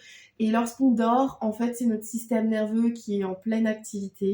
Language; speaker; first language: French; native; French